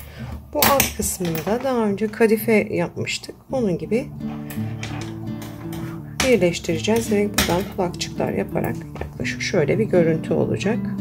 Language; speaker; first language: Turkish; native; Turkish